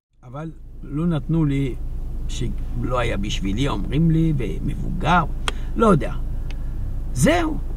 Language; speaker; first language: Hebrew; non-native, fluent; French